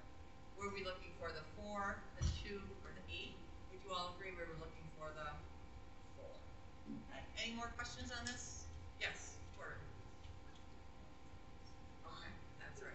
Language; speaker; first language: English; native; English